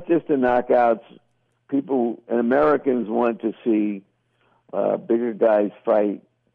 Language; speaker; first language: English; native; English